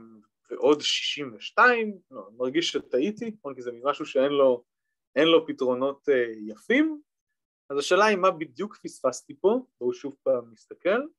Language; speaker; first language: Hebrew; native; Hebrew